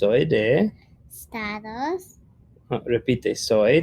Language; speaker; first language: Spanish; non-native, fluent; English